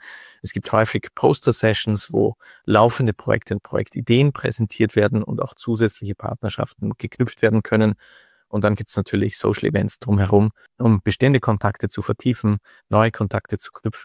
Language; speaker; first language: German; native; German